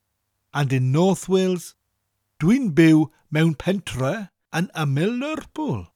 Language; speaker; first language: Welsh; non-native, fluent; English